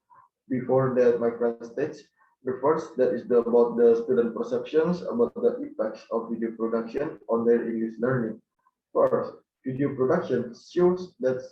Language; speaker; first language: English; non-native, learner; Indonesian